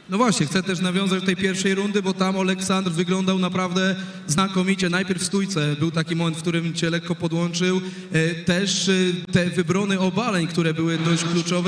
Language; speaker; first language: Polish; native; Polish